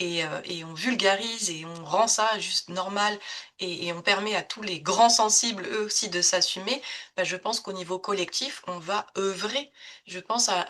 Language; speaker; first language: French; native; French